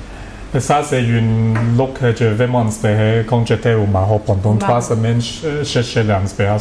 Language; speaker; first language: French; non-native, learner; Cantonese